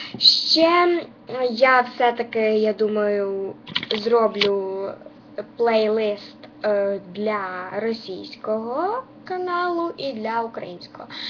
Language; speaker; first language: Ukrainian; non-native, local second language; Russian